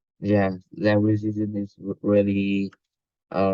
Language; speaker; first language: English; non-native, learner; Vietnamese